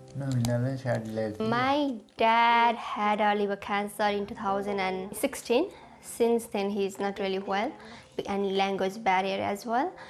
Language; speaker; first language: English; non-native, local second language; Nepali